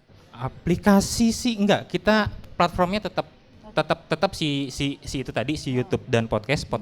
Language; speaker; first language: Indonesian; native; Indonesian